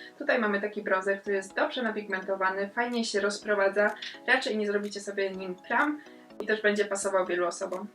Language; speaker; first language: Polish; native; Polish